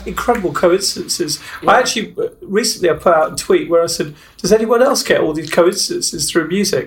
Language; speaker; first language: English; native; English